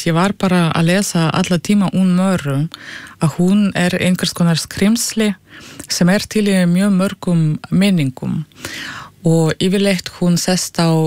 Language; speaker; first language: Icelandic; early bilingual, other home language; Russian